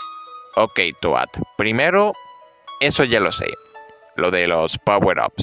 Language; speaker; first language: Spanish; native; Spanish